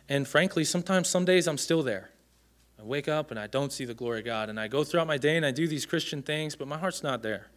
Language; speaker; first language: English; native; English